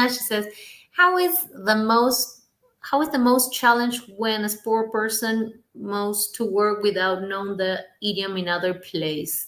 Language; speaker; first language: English; non-native, fluent; Spanish